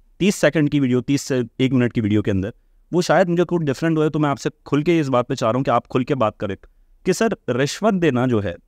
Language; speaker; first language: Urdu; native; Urdu